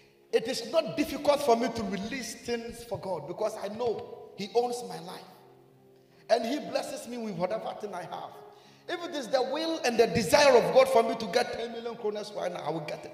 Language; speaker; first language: English; non-native, local second language; Akan